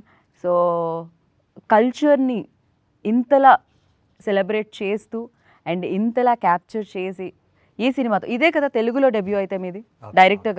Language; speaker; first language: Telugu; native; Telugu